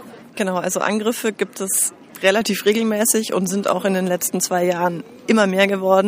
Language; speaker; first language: German; native; German